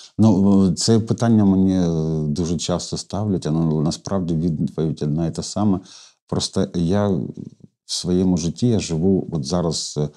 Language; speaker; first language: Ukrainian; non-native, local second language; Russian